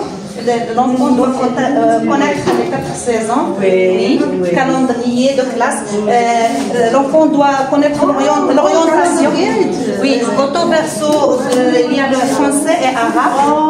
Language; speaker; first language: French; non-native, local second language; Arabic